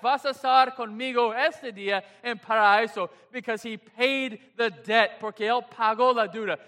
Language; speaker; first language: Spanish; non-native, fluent; English